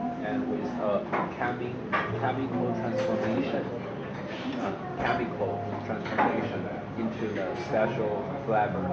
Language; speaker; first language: English; non-native, learner; Chinese